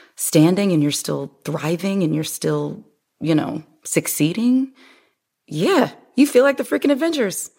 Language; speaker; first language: English; native; English